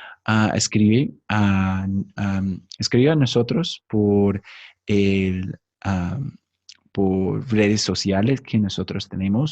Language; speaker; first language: Spanish; non-native, fluent; English